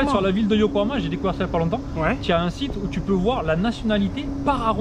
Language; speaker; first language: French; native; French